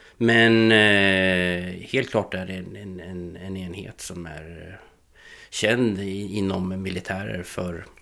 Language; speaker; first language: Swedish; native; Swedish